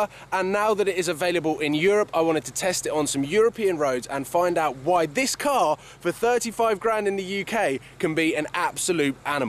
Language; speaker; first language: English; native; English